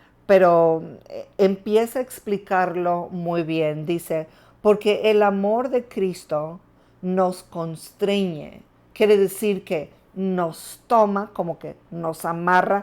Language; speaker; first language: Spanish; non-native, fluent; English